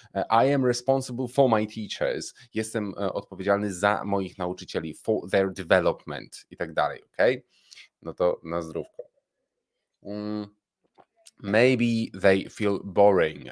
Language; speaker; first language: Polish; native; Polish